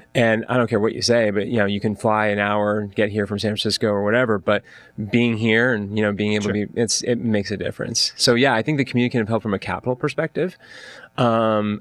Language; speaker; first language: English; native; English